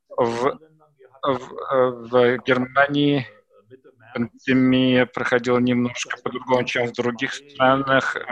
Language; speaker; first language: Russian; non-native, fluent; German